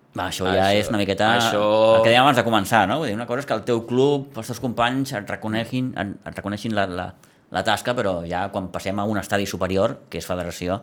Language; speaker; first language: Catalan; native; Catalan